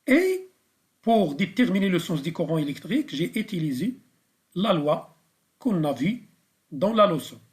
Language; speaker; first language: French; non-native, local second language; Arabic